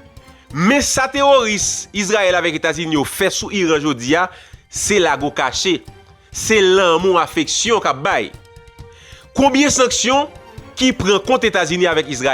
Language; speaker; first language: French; non-native, local second language; Haitian Creole